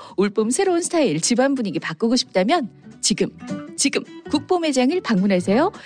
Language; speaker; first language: Korean; native; Korean